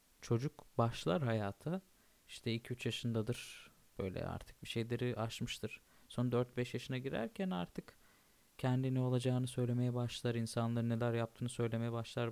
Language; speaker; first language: Turkish; native; Turkish